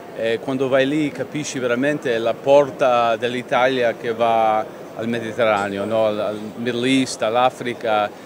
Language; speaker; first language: Italian; early bilingual, heritage; English